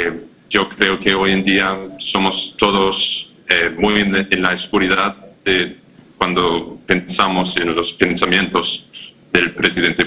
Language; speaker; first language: Spanish; non-native, fluent; English